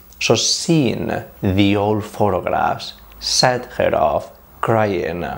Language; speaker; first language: English; non-native, fluent; Spanish